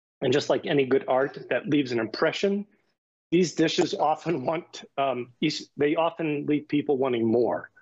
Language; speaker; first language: English; native; English